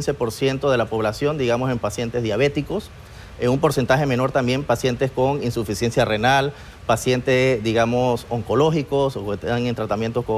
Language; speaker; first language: Spanish; native; Spanish